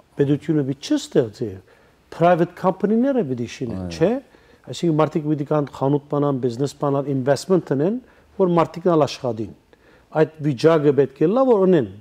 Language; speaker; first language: Armenian; early bilingual, heritage; Armenian